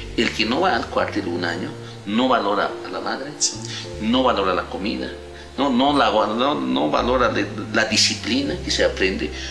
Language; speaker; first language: Spanish; non-native, local second language; Aymara